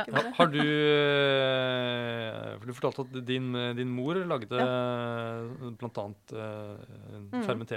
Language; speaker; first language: Norwegian; native; Norwegian